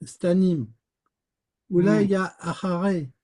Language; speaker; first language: Hebrew; non-native, learner; French